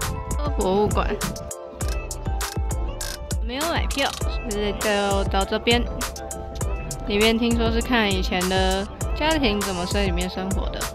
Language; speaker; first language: Chinese; native; Chinese